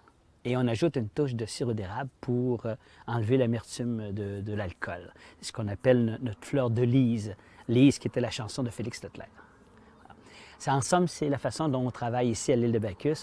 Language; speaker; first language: French; native; French